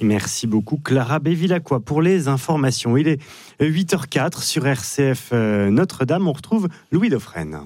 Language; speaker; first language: French; native; French